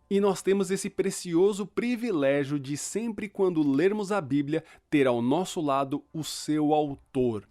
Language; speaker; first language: Portuguese; early bilingual, other home language; Spanish